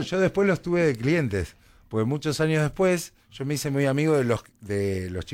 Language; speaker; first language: Spanish; native; Spanish